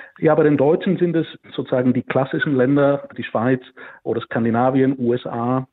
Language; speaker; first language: German; non-native, fluent; Bulgarian